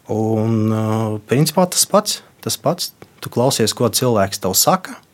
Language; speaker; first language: Latvian; non-native, local second language; Russian